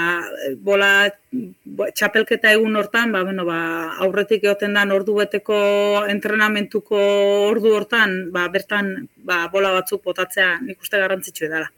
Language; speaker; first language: Basque; native; Basque